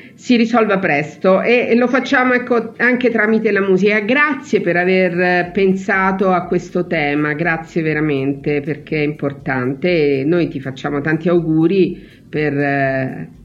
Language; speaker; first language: Italian; native; Italian